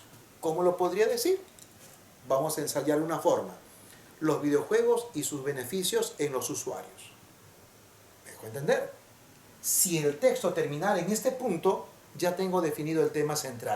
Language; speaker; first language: Spanish; native; Spanish